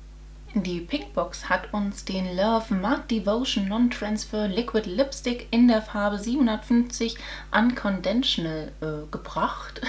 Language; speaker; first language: German; native; German